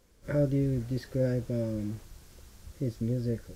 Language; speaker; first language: English; non-native, learner; Japanese